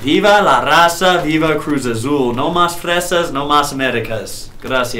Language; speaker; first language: Spanish; non-native, learner; English